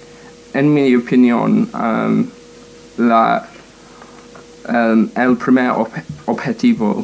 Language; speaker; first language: Spanish; non-native, learner; English